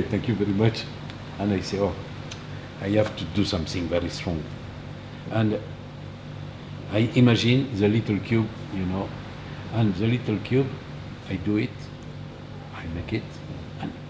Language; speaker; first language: English; non-native, learner; French